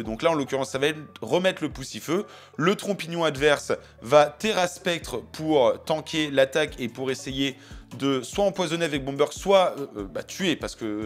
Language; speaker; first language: French; native; French